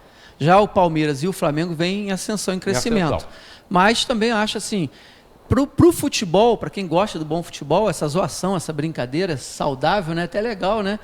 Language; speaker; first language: Portuguese; native; Portuguese